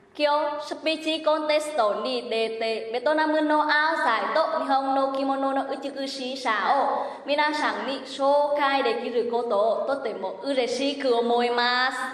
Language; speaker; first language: Japanese; non-native, fluent; Vietnamese